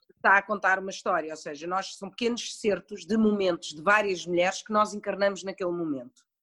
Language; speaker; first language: Portuguese; native; Portuguese